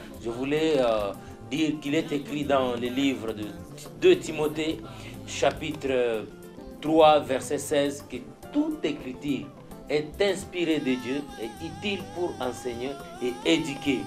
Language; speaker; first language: French; non-native, local second language; Lingala